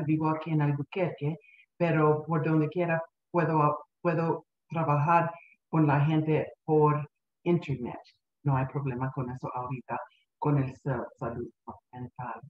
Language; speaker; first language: Spanish; early bilingual, heritage; Spanish